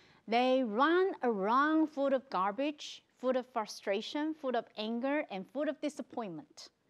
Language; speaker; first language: English; non-native, fluent; Chinese